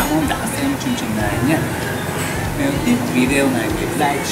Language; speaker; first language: Vietnamese; non-native, learner; Japanese